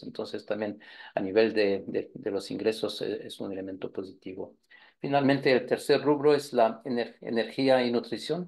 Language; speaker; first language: Spanish; non-native, fluent; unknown